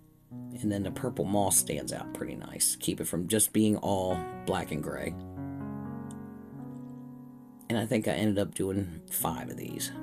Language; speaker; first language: English; native; English